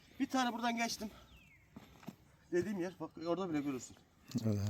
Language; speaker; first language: Turkish; native; Turkish